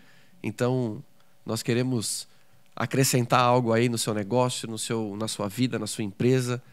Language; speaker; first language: Portuguese; native; Portuguese